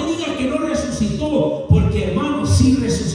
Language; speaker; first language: Spanish; native; Spanish